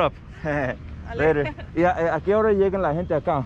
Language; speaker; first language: Spanish; non-native, learner; English